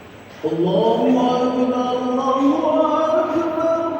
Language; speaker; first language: Indonesian; native; Indonesian